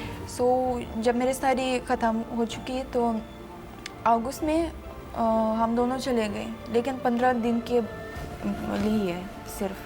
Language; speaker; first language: Hindi; non-native, fluent; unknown